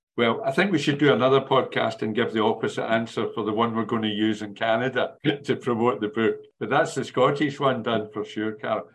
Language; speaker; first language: English; native; English